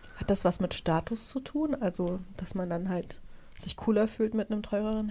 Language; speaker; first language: German; native; German